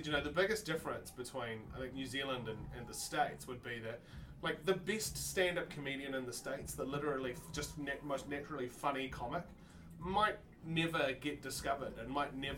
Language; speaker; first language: English; native; English